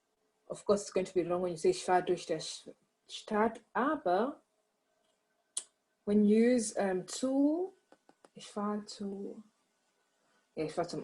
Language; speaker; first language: German; non-native, learner; English